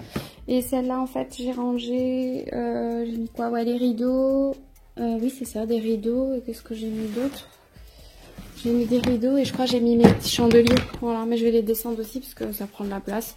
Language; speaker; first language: French; native; French